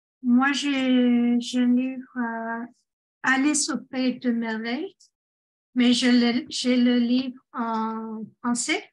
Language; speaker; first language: French; non-native, fluent; English